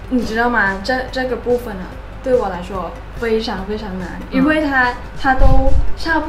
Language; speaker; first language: Chinese; non-native, fluent; Thai